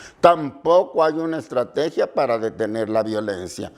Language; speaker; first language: Spanish; native; Spanish